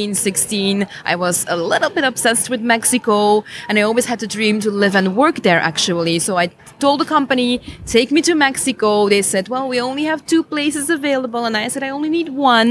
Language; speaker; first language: English; non-native, fluent; Dutch